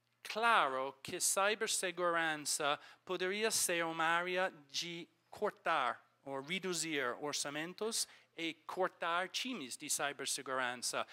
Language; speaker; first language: Portuguese; non-native, fluent; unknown